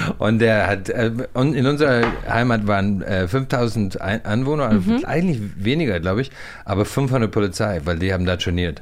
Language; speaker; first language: German; non-native, fluent; English